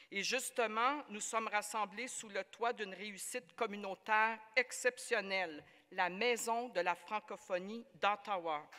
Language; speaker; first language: French; native; French